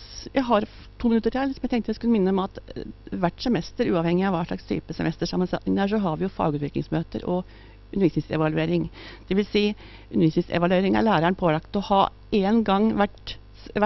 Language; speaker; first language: Norwegian; native; Norwegian